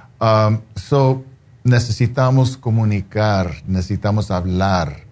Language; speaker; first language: Spanish; non-native, fluent; English